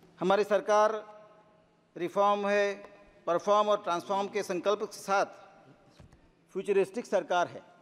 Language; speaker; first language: Hindi; non-native, local second language; Marathi